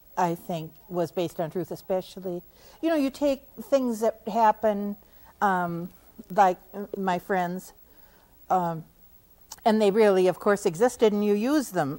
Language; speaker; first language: English; native; English